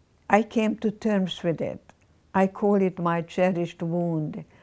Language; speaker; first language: English; non-native, fluent; Hungarian